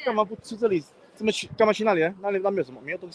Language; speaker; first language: Chinese; early bilingual, heritage; Chinese